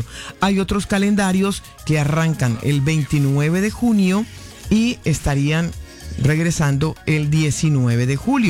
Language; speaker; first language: Spanish; native; Spanish